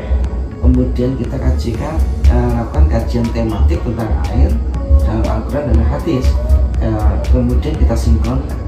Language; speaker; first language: Indonesian; native; Indonesian